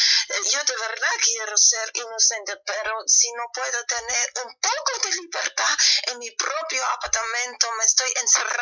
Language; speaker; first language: Spanish; non-native, fluent; German